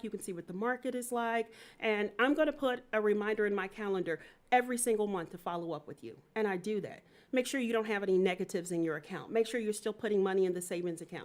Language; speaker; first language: English; native; English